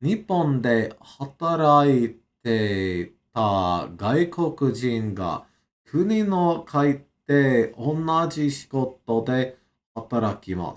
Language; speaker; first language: Japanese; non-native, learner; English